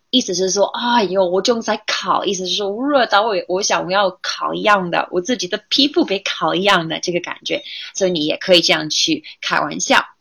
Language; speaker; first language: Chinese; non-native, fluent; English